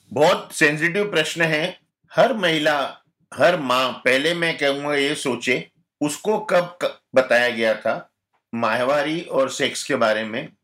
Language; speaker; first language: Hindi; non-native, local second language; Gujarati